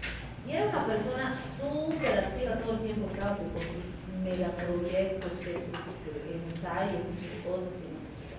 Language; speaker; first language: Spanish; native; Spanish